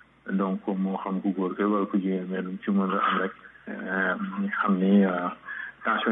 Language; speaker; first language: French; non-native, local second language; Wolof